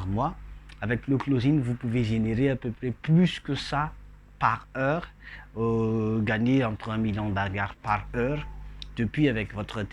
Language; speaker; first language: French; non-native, local second language; Malagasy